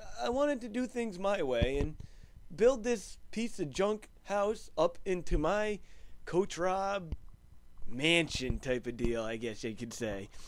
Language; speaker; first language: English; native; English